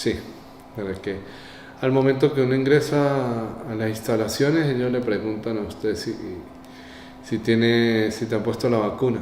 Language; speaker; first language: Spanish; native; Spanish